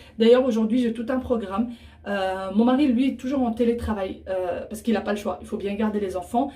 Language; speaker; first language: French; early bilingual, other home language; Arabic